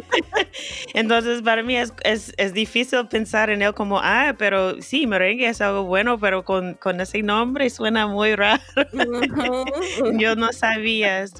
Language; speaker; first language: Spanish; non-native, fluent; English